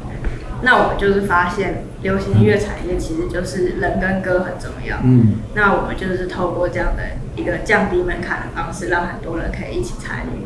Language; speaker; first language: Chinese; native; Chinese